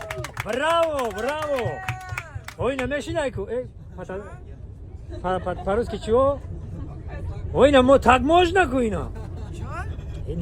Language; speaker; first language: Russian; non-native, learner; Tajik